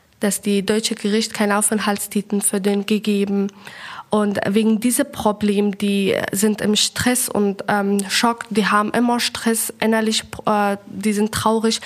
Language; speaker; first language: German; non-native, fluent; Persian